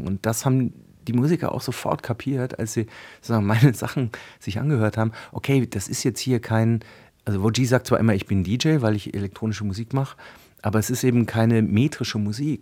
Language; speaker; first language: German; native; German